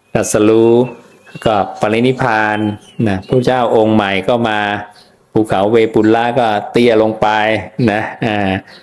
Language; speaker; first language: Thai; native; Thai